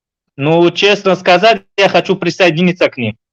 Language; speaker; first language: Russian; non-native, local second language; Tajik